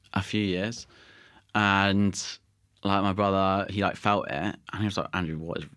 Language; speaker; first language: English; native; English